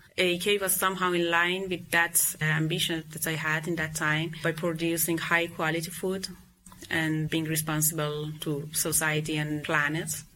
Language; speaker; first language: English; non-native, fluent; Persian